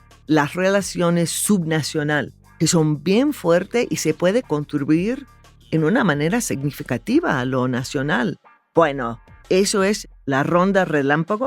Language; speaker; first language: Spanish; non-native, fluent; English